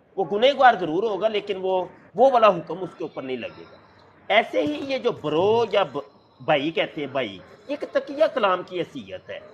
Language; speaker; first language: Urdu; non-native, local second language; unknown